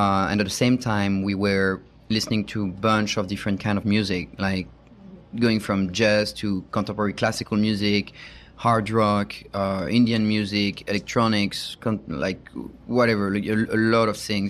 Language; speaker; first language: English; non-native, fluent; French